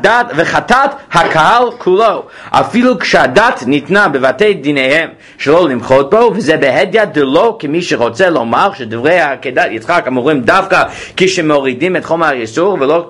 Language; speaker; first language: Hebrew; non-native, fluent; English